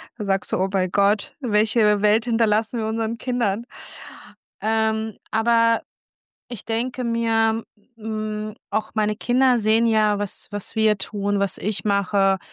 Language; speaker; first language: German; early bilingual, other home language; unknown